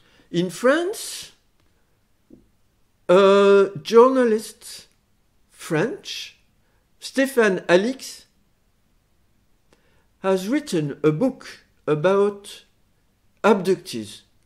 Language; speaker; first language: English; non-native, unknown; French